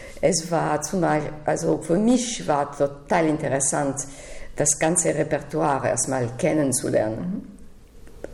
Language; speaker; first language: German; non-native, fluent; French